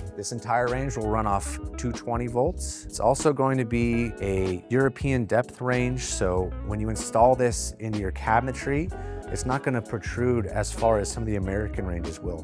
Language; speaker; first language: English; native; English